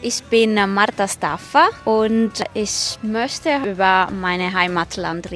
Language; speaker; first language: German; non-native, fluent; Italian